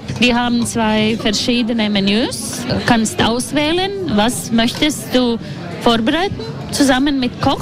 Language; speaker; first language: German; non-native, learner; Latvian